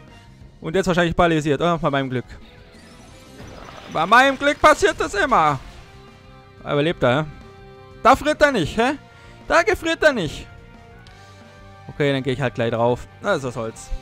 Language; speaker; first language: German; native; German